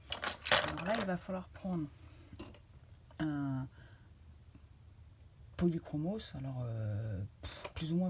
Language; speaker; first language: French; native; French